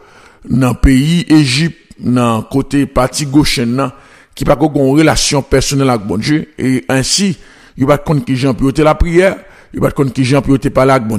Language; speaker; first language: French; non-native, local second language; Haitian Creole